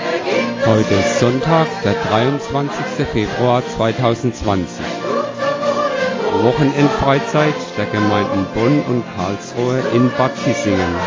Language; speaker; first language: German; native; German